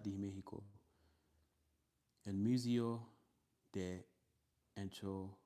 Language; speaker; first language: Spanish; non-native, learner; English